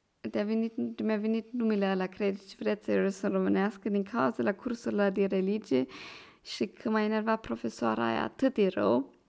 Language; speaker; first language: Romanian; early bilingual, heritage; Romanian